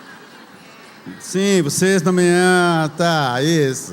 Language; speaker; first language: Portuguese; non-native, fluent; Spanish